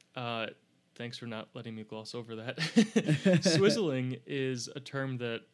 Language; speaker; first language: English; native; English